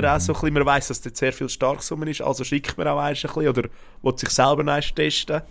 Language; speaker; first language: German; native; German